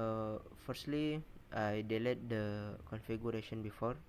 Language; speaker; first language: English; non-native, learner; Indonesian